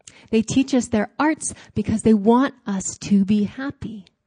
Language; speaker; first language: English; native; English